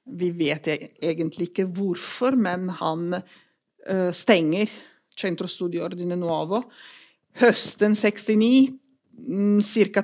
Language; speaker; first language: Norwegian; non-native, fluent; Italian